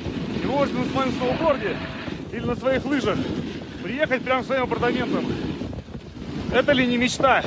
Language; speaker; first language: Russian; native; Russian